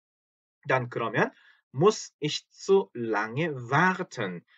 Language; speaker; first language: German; non-native, fluent; Korean